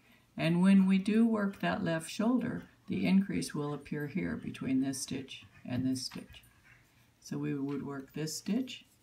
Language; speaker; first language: English; native; English